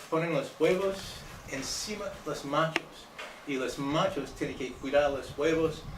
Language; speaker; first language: Spanish; non-native, fluent; English